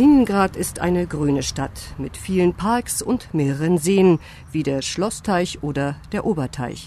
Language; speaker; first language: German; native; German